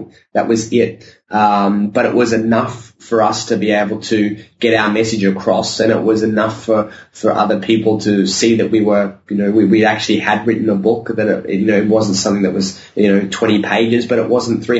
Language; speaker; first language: English; native; English